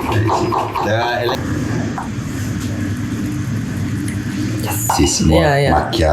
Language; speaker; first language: English; non-native, fluent; Italian